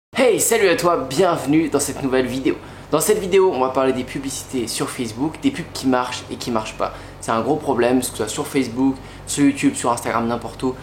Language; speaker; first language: French; native; French